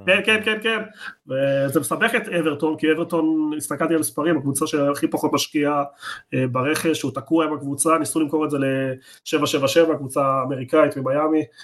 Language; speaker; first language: Hebrew; native; Hebrew